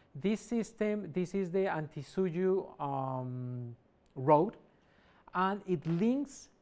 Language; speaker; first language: English; non-native, fluent; Spanish